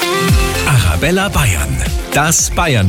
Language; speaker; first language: German; native; German